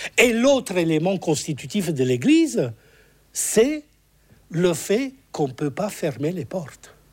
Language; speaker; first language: French; non-native, fluent; Italian